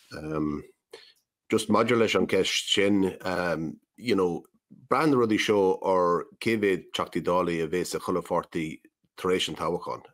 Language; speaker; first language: Irish; non-native, local second language; English